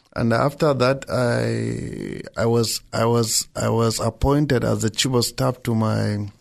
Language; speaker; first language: English; non-native, local second language; Hausa